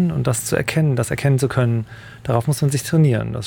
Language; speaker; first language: German; native; German